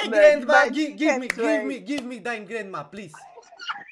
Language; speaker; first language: English; non-native, learner; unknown